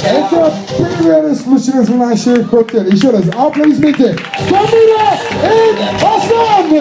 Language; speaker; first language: Russian; non-native, learner; Turkish